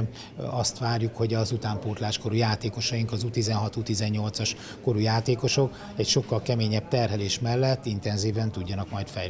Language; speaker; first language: Hungarian; native; Hungarian